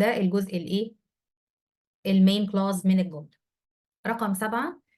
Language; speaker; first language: Arabic; native; Arabic